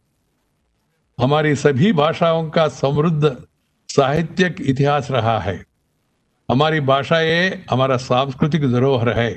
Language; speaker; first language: Hindi; non-native, local second language; Telugu